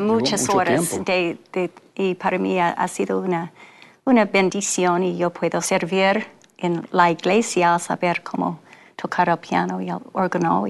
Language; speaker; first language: Spanish; non-native, learner; English